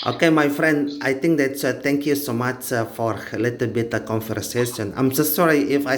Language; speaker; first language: English; non-native, learner; Indonesian